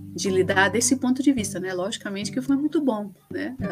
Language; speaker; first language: Portuguese; early bilingual, other home language; Spanish